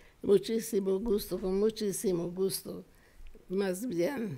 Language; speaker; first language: Spanish; non-native, fluent; Hungarian